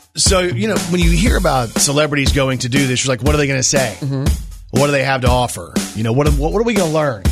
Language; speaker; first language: English; native; English